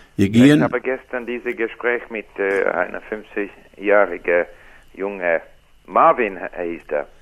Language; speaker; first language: German; non-native, learner; English